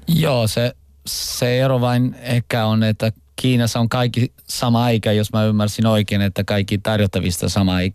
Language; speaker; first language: Finnish; non-native, local second language; Italian